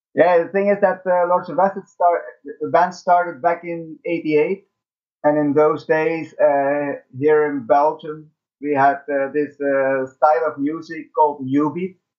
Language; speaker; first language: English; non-native, fluent; Dutch